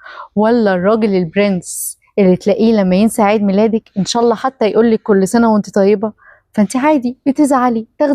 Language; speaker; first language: Arabic; native; Arabic